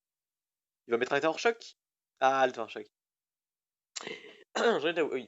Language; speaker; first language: French; native; French